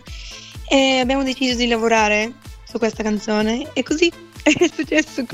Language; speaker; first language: Italian; non-native, fluent; Bulgarian